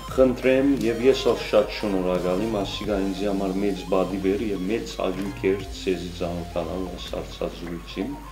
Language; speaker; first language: Armenian; early bilingual, heritage; Armenian